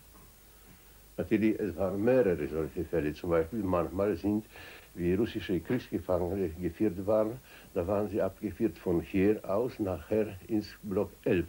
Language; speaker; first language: German; non-native, fluent; Polish